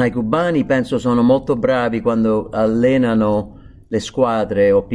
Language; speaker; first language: Italian; non-native, fluent; English